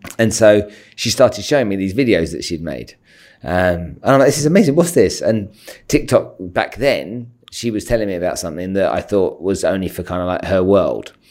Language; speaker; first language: English; native; English